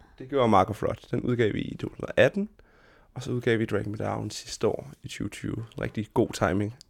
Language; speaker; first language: Danish; native; Danish